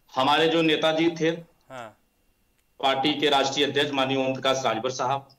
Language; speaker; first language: Hindi; native; Hindi